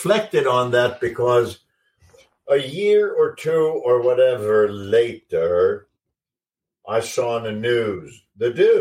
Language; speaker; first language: English; non-native, fluent; Swedish